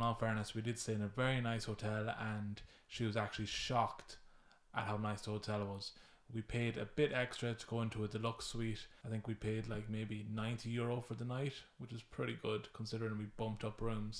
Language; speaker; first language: English; native; English